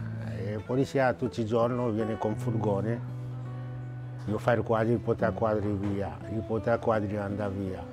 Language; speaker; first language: Italian; non-native, learner; Haitian Creole